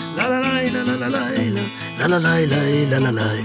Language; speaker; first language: Italian; native; Italian